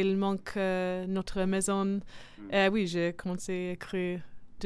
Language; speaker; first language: French; non-native, learner; English